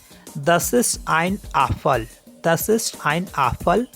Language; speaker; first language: German; non-native, fluent; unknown